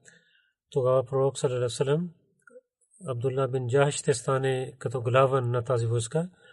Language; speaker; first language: Bulgarian; non-native, learner; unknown